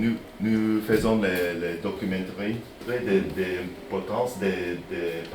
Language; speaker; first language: French; non-native, learner; English